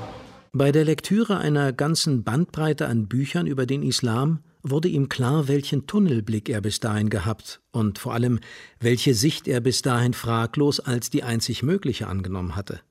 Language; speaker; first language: German; native; German